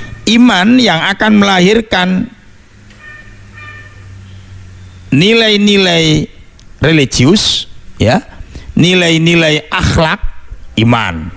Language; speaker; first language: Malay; non-native, local second language; Javanese